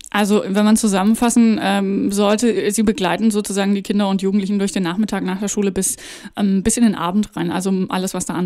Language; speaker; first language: German; native; German